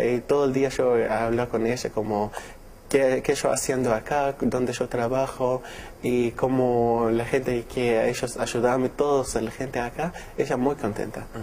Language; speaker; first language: Spanish; non-native, learner; Arabic